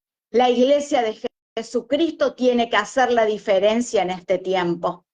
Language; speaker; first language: Spanish; native; Spanish